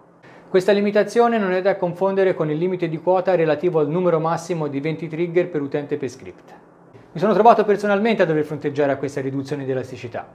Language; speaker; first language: Italian; native; Italian